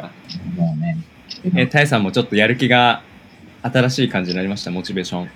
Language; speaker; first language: Japanese; native; Japanese